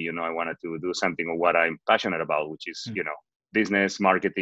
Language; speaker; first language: English; non-native, fluent; Spanish